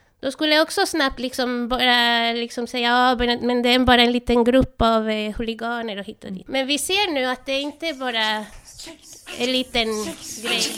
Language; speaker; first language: Swedish; non-native, fluent; Spanish